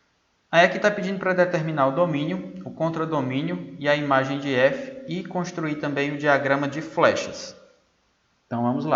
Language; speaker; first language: Portuguese; native; Portuguese